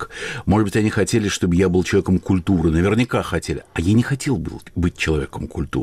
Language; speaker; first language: Russian; native; Russian